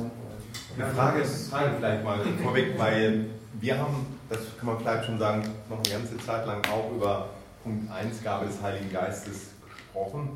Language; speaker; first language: German; native; German